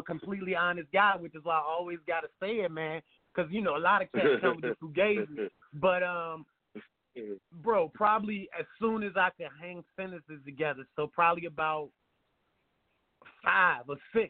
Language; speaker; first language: English; native; English